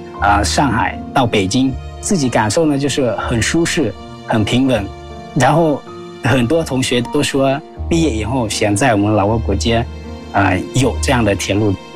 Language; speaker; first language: Chinese; non-native, fluent; Lao